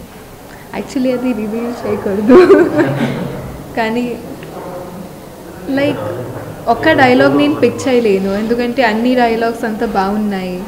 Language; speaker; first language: Telugu; non-native, fluent; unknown